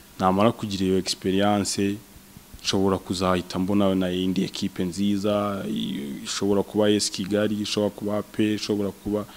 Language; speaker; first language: Kinyarwanda; native; Kinyarwanda